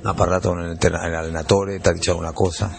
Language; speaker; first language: Italian; non-native, learner; Spanish